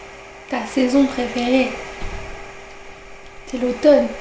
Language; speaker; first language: French; native; French